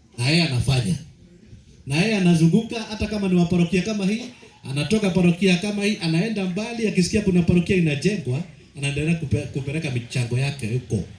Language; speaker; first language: Swahili; non-native, local second language; Kikuyu